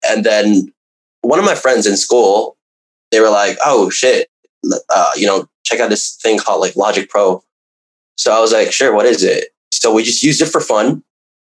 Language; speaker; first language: English; non-native, local second language; Cantonese